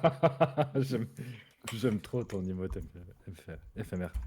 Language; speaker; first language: French; native; French